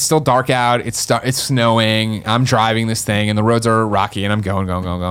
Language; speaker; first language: English; native; English